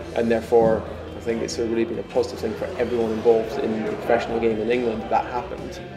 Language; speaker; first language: English; native; English